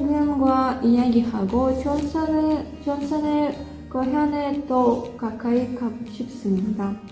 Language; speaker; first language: Korean; non-native, learner; Russian